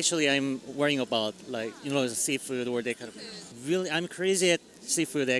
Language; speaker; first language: English; non-native, fluent; Korean